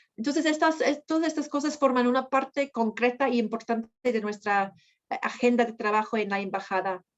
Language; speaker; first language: Spanish; non-native, fluent; English